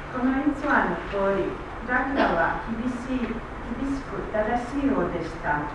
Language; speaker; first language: Japanese; non-native, learner; Romanian